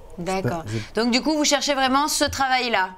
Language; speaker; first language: French; native; French